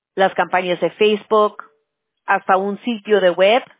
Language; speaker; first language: Spanish; early bilingual, other home language; English